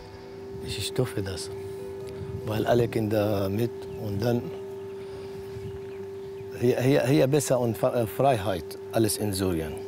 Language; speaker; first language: German; non-native, learner; Arabic